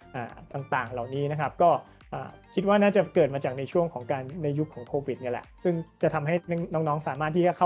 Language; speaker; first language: Thai; native; Thai